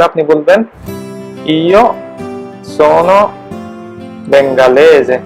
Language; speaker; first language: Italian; non-native, fluent; Bangla